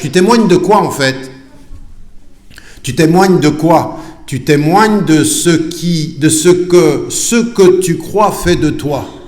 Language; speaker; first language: French; native; French